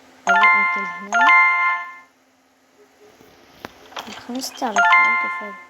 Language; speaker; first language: Arabic; native; Arabic